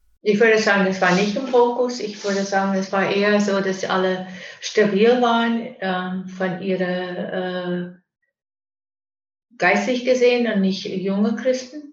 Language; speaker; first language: German; non-native, fluent; English